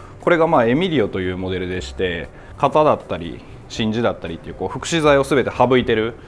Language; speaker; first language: Japanese; native; Japanese